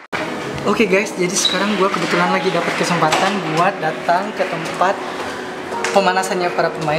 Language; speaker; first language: Indonesian; native; Indonesian